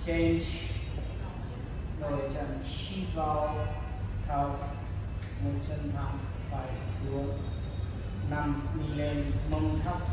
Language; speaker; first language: Vietnamese; non-native, learner; Hindi